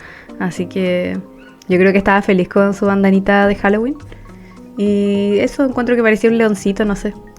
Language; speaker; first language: Spanish; native; Spanish